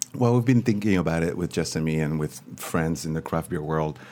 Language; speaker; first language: English; non-native, fluent; French